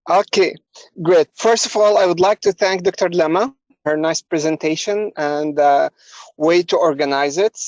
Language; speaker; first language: English; non-native, fluent; Arabic